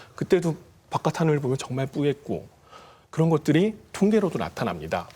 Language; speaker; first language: Korean; native; Korean